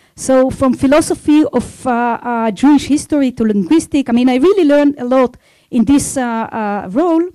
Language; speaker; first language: English; non-native, fluent; Hebrew